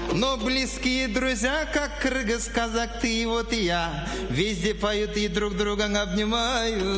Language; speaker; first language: Russian; non-native, local second language; Kyrgyz